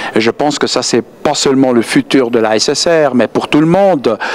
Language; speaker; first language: French; native; French